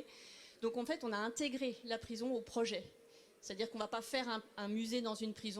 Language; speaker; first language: French; native; French